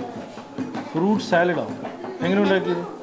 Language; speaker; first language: Malayalam; non-native, learner; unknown